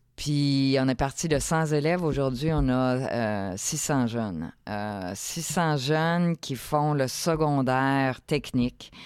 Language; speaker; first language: French; native; French